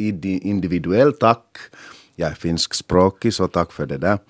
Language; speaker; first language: Swedish; non-native, local second language; Finnish